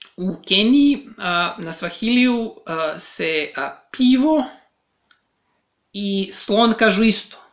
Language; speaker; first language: Serbian; native; Serbian